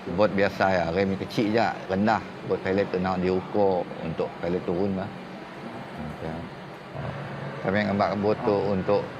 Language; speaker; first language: Malay; native; Malay